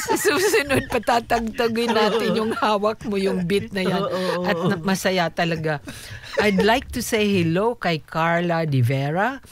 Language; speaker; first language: Filipino; native; Filipino